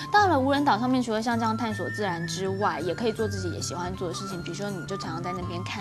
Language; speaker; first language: Chinese; native; Chinese